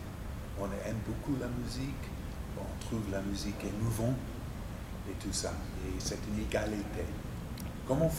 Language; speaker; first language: French; non-native, fluent; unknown